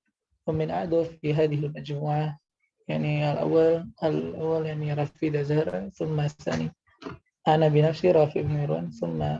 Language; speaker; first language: Arabic; non-native, learner; Indonesian